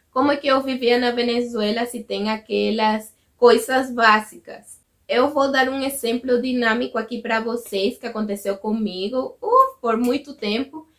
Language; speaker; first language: Portuguese; non-native, fluent; Spanish